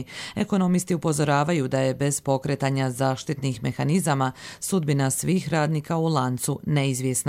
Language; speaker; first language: Serbian; native; Serbian